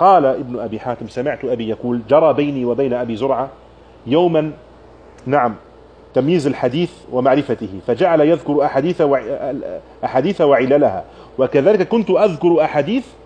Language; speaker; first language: Arabic; non-native, fluent; German